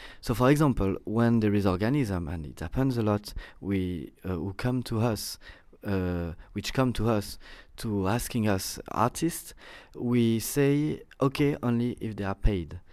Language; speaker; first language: English; non-native, fluent; French